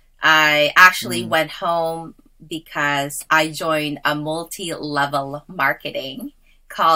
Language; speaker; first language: English; early bilingual, other home language; Filipino